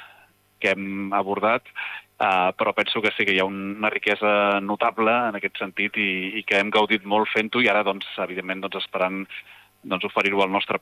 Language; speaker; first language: Catalan; native; Catalan